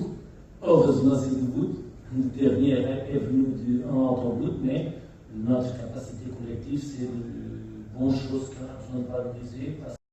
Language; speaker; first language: French; non-native, learner; Portuguese